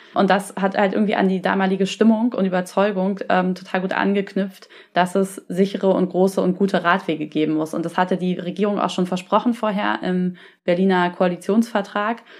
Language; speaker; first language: German; native; German